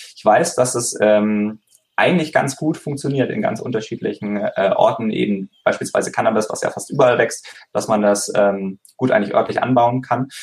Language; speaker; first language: German; native; German